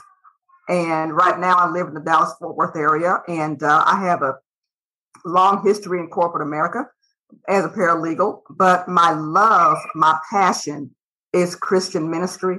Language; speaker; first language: English; native; English